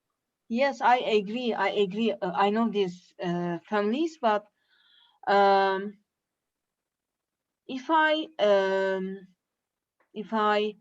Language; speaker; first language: English; non-native, learner; Turkish